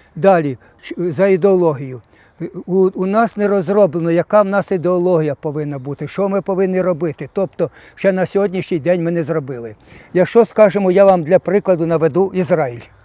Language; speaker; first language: Ukrainian; non-native, local second language; Russian